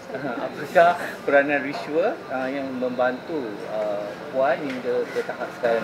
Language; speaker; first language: Malay; native; Malay